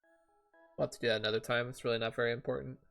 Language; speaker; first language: English; native; English